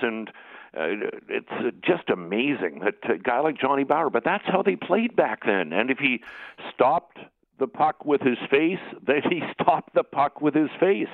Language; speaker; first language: English; native; English